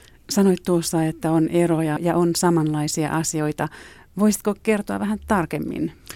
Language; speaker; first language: Finnish; native; Finnish